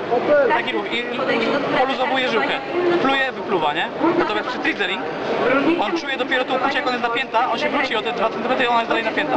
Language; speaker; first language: Polish; native; Polish